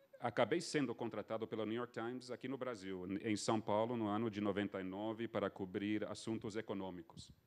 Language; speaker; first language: Portuguese; non-native, fluent; English